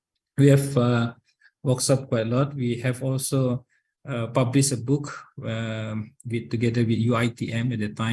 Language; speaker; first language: English; non-native, learner; Indonesian